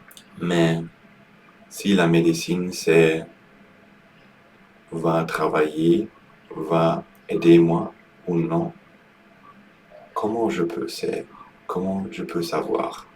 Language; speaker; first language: French; non-native, learner; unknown